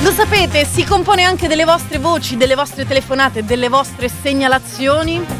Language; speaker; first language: Italian; native; Italian